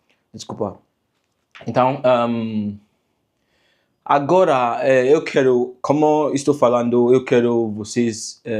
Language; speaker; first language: Portuguese; non-native, learner; English